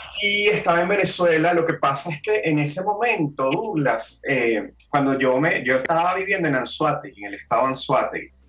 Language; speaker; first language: Spanish; native; Spanish